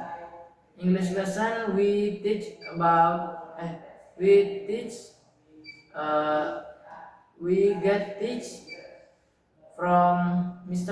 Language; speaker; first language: English; non-native, learner; Indonesian